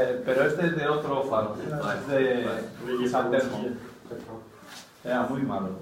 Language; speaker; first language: Spanish; native; Spanish